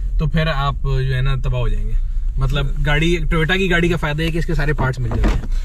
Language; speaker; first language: Urdu; non-native, local second language; Punjabi